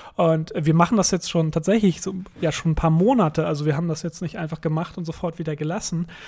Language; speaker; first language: German; native; German